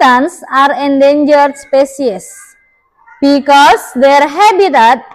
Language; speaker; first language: English; non-native, learner; Indonesian